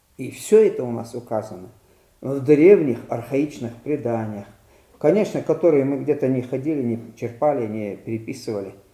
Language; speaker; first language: Russian; non-native, local second language; Ingush